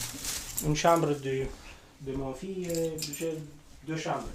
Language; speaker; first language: French; non-native, learner; Romanian